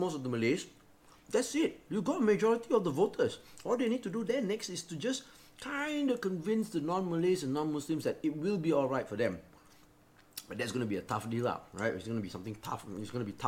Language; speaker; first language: English; non-native, local second language; Malay